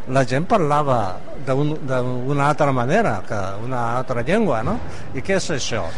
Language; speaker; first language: Catalan; non-native, fluent; Japanese